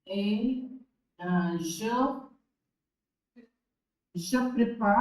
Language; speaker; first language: French; non-native, learner; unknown